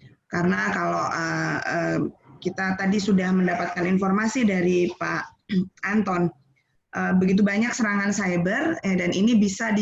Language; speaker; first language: Indonesian; native; Indonesian